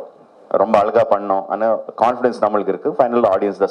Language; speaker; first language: Tamil; non-native, local second language; Telugu